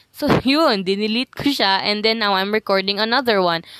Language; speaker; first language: Filipino; non-native, fluent; Cebuano